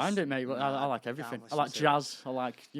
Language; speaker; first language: English; native; English